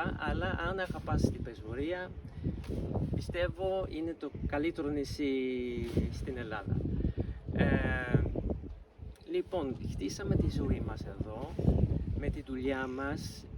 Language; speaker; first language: Greek; non-native, fluent; Dutch